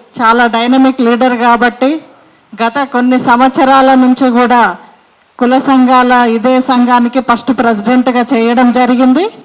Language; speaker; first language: Telugu; native; Telugu